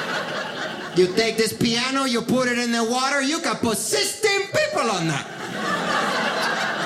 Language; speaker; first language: English; early bilingual, other home language; Spanish